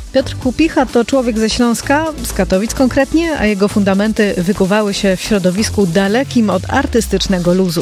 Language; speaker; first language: Polish; native; Polish